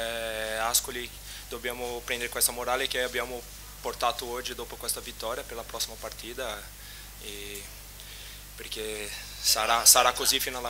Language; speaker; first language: Italian; non-native, fluent; Portuguese